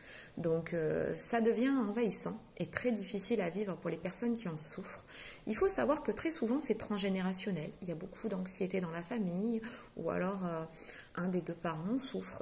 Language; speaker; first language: French; native; French